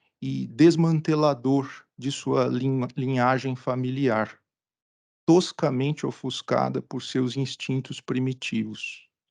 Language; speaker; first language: Portuguese; native; Portuguese